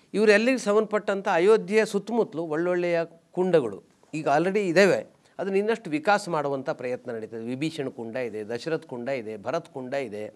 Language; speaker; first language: Kannada; native; Kannada